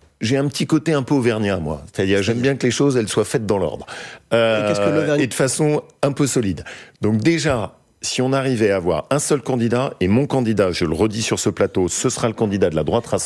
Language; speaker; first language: French; native; French